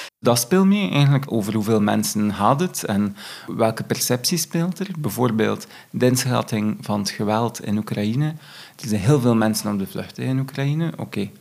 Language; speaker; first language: Dutch; native; Dutch